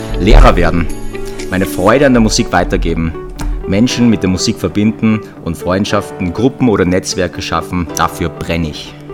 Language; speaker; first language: German; native; German